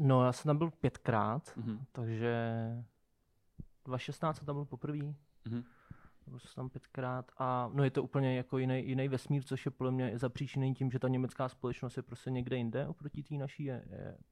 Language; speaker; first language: Czech; native; Czech